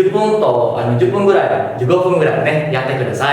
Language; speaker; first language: Japanese; non-native, fluent; Indonesian